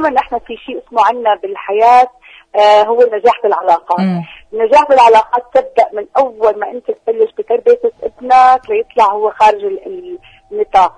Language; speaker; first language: Arabic; native; Arabic